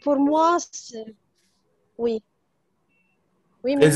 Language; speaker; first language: French; non-native, fluent; Arabic